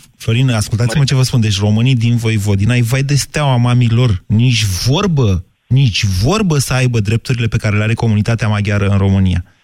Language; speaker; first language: Romanian; native; Romanian